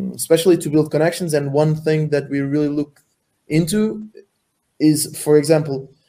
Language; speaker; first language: English; non-native, fluent; Portuguese